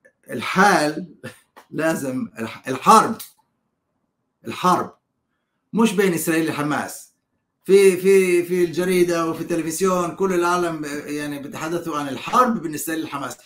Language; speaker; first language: Arabic; non-native, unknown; Hebrew